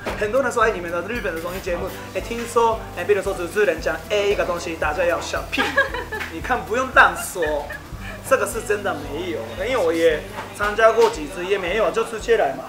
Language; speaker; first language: Chinese; non-native, fluent; Japanese